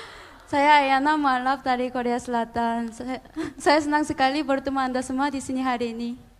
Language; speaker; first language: Indonesian; non-native, learner; Korean